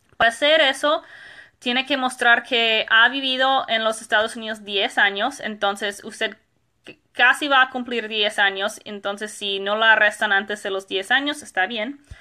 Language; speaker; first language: Spanish; non-native, fluent; English